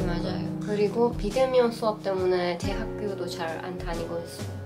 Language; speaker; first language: Korean; non-native, learner; Persian